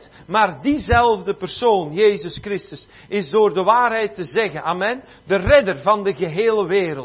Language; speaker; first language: Dutch; native; Dutch